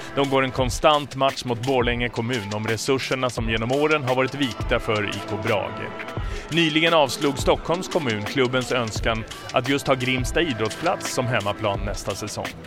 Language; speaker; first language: Swedish; native; Swedish